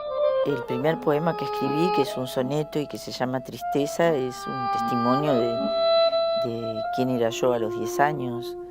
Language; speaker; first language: Spanish; native; Spanish